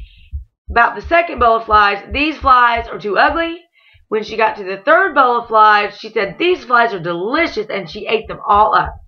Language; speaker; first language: English; native; English